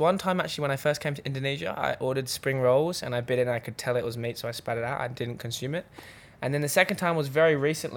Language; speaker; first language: English; native; English